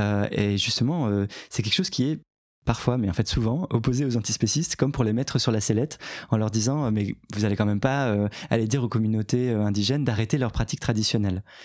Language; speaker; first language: French; native; French